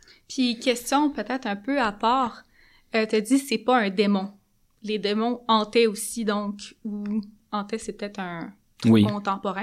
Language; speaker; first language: French; native; French